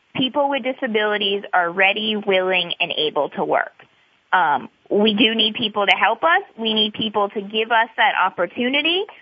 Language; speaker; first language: English; native; English